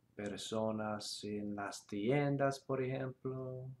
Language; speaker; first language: Spanish; non-native, learner; English